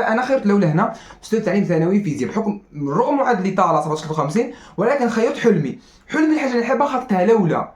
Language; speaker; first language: Arabic; native; Arabic